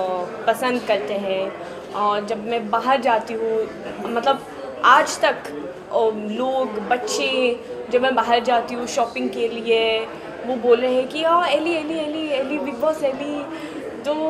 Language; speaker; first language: Hindi; non-native, fluent; Swedish